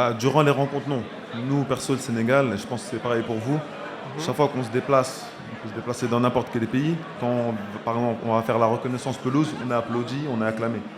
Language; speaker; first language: French; early bilingual, other home language; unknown